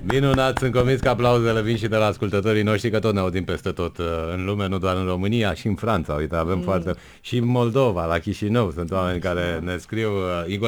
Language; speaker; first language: Romanian; native; Romanian